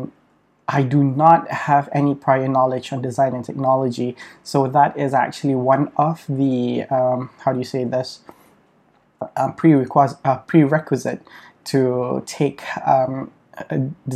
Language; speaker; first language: English; non-native, fluent; Malay